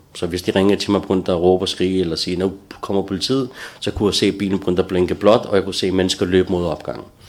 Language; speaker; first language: Danish; early bilingual, other home language; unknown